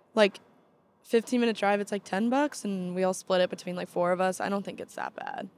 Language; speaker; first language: English; native; English